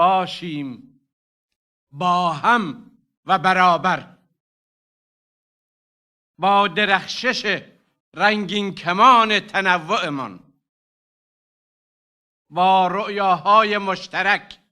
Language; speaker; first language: Persian; non-native, local second language; Arabic